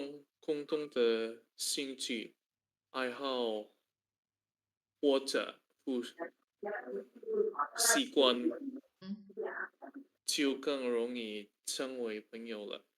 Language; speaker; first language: Chinese; non-native, learner; Indonesian